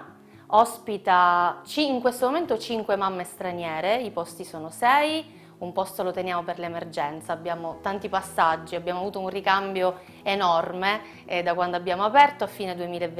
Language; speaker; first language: Italian; native; Italian